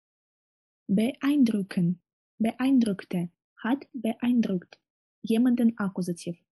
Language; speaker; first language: German; non-native, fluent; Russian